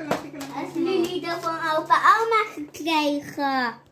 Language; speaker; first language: Dutch; early bilingual, other home language; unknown